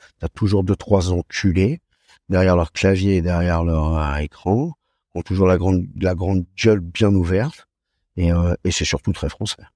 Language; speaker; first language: French; native; French